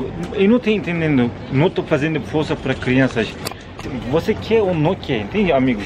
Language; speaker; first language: Portuguese; non-native, learner; Turkish